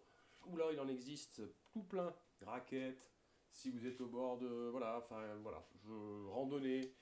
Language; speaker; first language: French; native; French